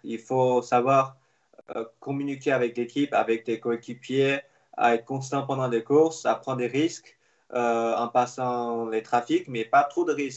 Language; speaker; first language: French; non-native, fluent; Chinese